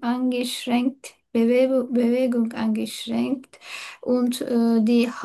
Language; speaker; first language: German; non-native, learner; Turkish